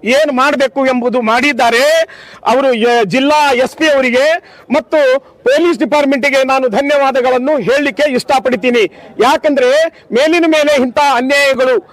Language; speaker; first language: Kannada; non-native, local second language; Lambadi